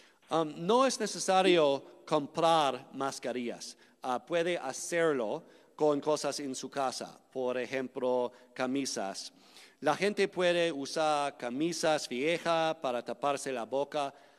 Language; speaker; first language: Spanish; non-native, learner; English